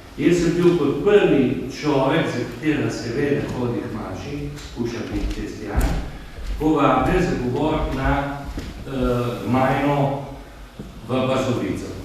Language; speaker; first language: Slovenian; native; Slovenian